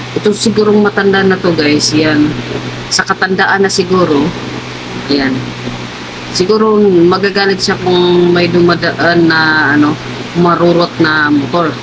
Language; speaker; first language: Filipino; non-native, local second language; Cebuano